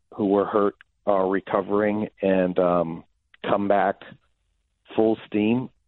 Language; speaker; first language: English; native; English